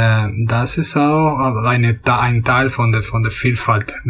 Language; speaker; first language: German; non-native, fluent; Spanish